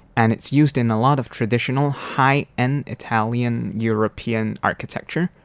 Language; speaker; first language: English; non-native, local second language; Cantonese